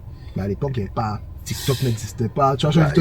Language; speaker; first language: French; native; French